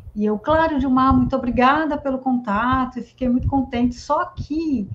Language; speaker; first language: Portuguese; native; Portuguese